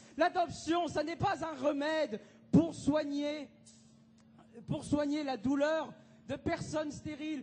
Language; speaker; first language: French; native; French